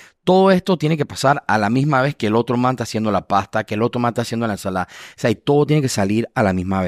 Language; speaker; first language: Spanish; native; Spanish